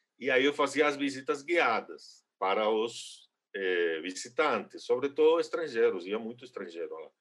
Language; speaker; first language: Portuguese; non-native, fluent; Spanish